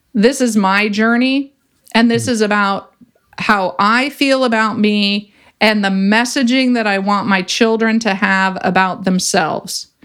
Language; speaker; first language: English; native; English